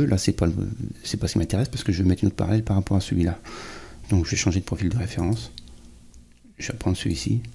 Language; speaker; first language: French; native; French